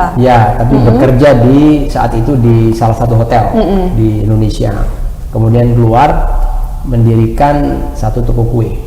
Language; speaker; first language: Indonesian; native; Indonesian